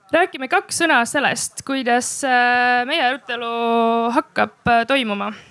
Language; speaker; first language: Estonian; non-native, local second language; Russian